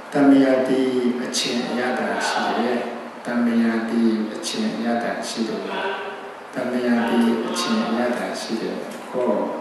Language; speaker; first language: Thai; non-native, fluent; Burmese